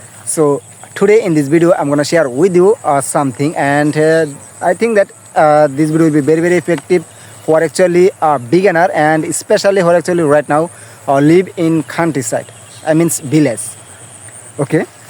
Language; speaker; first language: English; non-native, local second language; Bangla